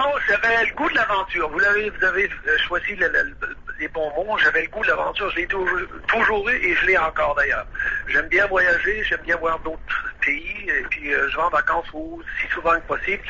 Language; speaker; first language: French; native; French